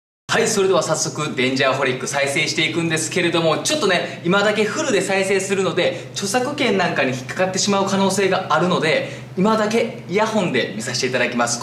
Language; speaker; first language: Japanese; native; Japanese